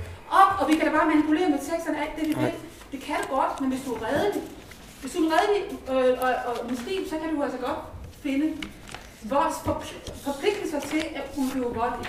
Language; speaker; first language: Danish; native; Danish